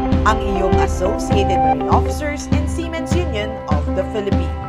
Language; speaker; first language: English; non-native, local second language; Filipino